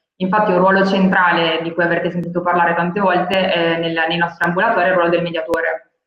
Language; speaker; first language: Italian; native; Italian